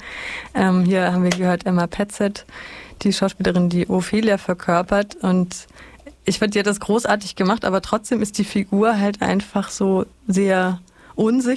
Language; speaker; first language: German; native; German